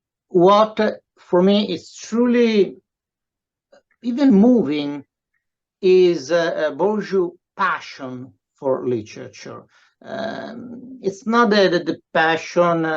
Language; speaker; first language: English; non-native, fluent; Italian